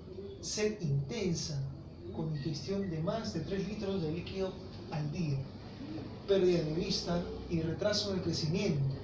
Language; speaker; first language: Spanish; native; Spanish